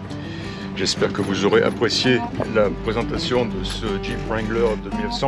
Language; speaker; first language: French; native; French